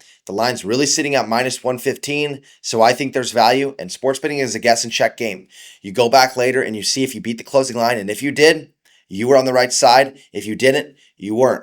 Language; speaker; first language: English; native; English